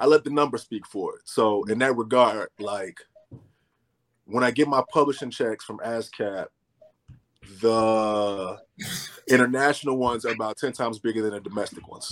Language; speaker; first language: English; native; English